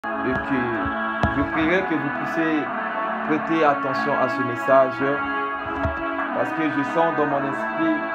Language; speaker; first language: French; non-native, local second language; Swahili